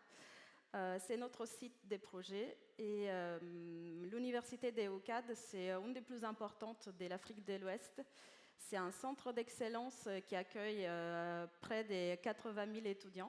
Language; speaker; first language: French; native; French